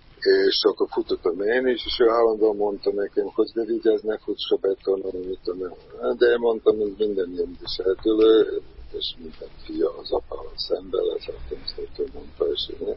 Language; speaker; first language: Hungarian; non-native, fluent; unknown